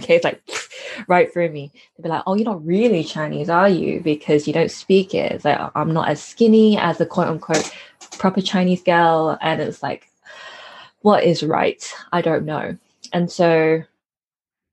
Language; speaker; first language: English; native; English